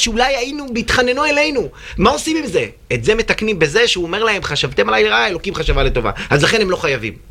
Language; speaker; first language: Hebrew; native; Hebrew